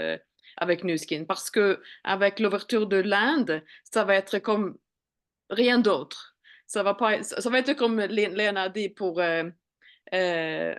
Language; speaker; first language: French; non-native, fluent; Swedish